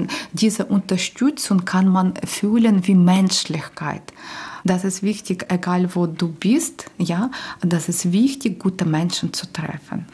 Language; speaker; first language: German; non-native, learner; Ukrainian